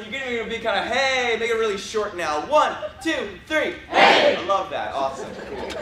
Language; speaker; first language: English; native; English